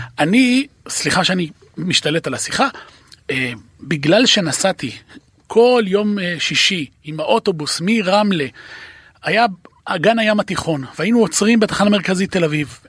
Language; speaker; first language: Hebrew; native; Hebrew